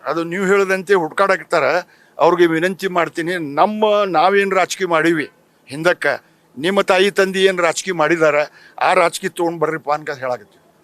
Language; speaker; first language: Kannada; non-native, local second language; Urdu